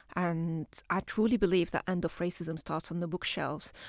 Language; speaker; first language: English; non-native, fluent; Arabic